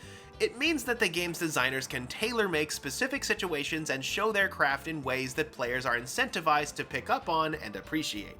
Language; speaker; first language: English; native; English